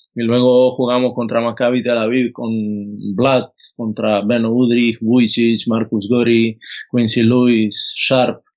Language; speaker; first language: Spanish; non-native, fluent; Croatian